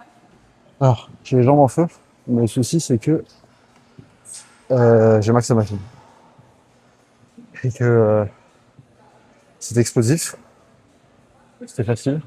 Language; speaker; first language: French; native; French